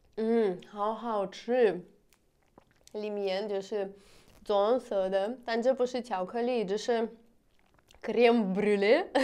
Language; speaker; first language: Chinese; non-native, fluent; Russian